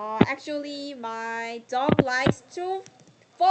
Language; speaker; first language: English; non-native, learner; Korean